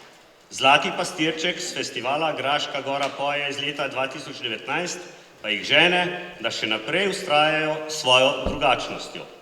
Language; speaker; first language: Slovenian; native; Slovenian